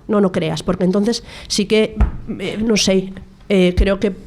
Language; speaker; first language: Spanish; non-native, local second language; Galician